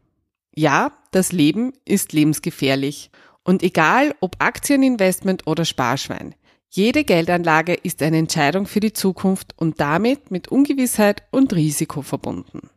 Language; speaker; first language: German; native; German